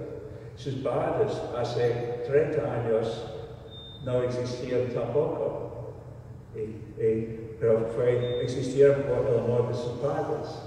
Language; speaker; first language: Spanish; non-native, fluent; English